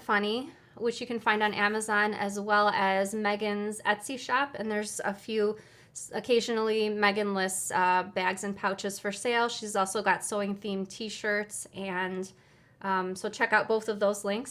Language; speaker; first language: English; native; English